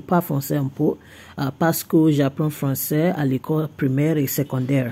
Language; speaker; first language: French; non-native, learner; Yoruba